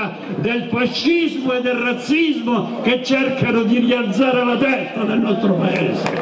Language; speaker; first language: Italian; native; Italian